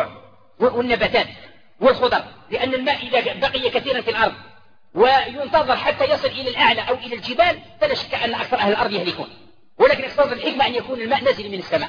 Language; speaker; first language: Arabic; native; Arabic